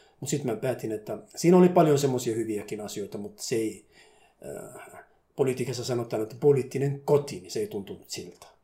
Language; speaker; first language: Finnish; non-native, fluent; Somali